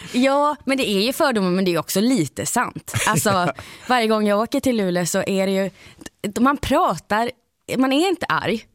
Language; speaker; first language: Swedish; native; Swedish